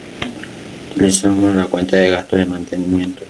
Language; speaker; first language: Spanish; native; Spanish